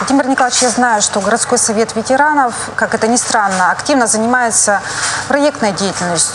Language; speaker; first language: Russian; native; Russian